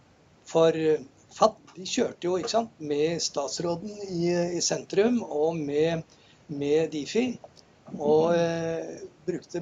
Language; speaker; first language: Norwegian; native; Norwegian